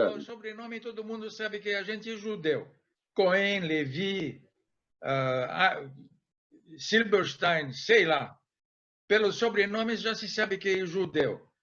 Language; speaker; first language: Portuguese; non-native, fluent; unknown